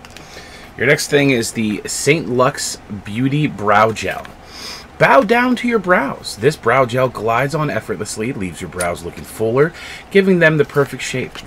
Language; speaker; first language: English; native; English